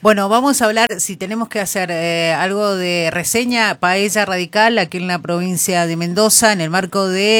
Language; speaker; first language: Spanish; native; Spanish